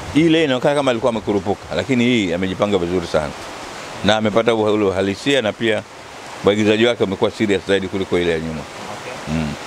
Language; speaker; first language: Swahili; native; Swahili